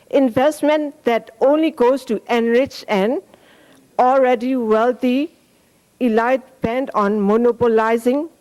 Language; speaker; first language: English; non-native, fluent; Burmese